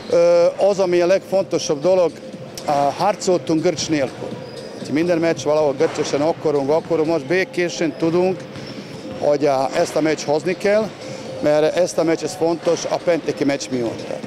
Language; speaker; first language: Hungarian; non-native, learner; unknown